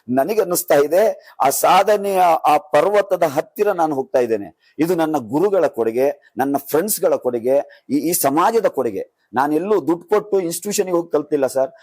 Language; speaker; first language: Kannada; non-native, local second language; Urdu